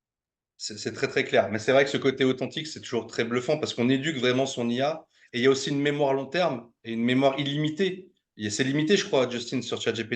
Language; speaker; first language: French; native; French